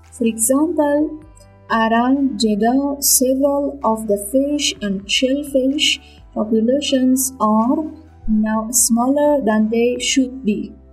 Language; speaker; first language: English; non-native, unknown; Persian